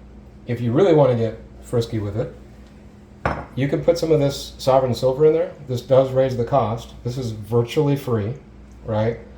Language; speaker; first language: English; native; English